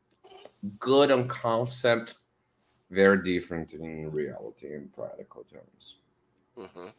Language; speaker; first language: English; non-native, fluent; Portuguese